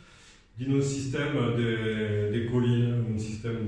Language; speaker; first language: Romanian; non-native, learner; French